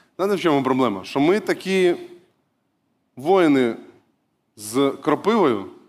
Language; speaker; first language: Ukrainian; non-native, local second language; Russian